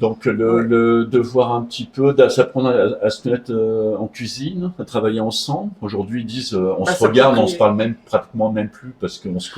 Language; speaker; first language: French; native; French